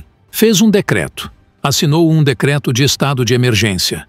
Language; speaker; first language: Portuguese; native; Portuguese